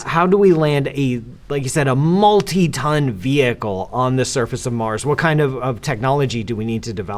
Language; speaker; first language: English; native; English